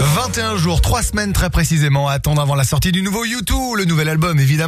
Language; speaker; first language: French; native; French